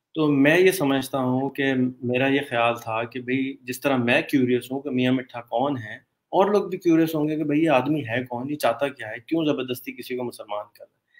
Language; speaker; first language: Urdu; native; Urdu